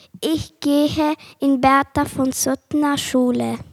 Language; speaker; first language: German; early bilingual, other home language; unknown